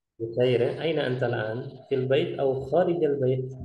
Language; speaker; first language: Arabic; non-native, fluent; Indonesian